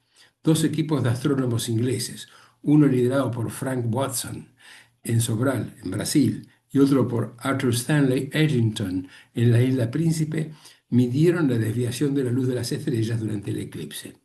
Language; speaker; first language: Spanish; native; Spanish